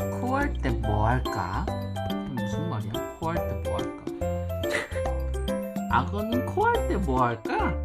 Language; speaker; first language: Korean; native; Korean